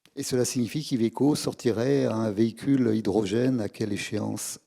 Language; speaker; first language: French; native; French